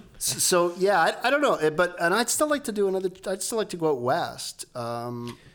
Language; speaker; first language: English; native; English